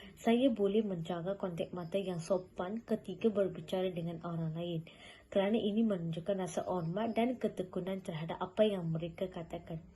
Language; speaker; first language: Malay; non-native, local second language; Tamil